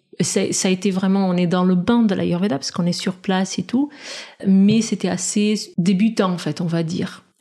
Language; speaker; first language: French; non-native, fluent; Portuguese